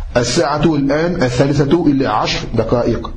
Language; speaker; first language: Arabic; non-native, fluent; French